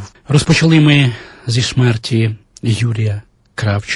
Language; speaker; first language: Ukrainian; native; Ukrainian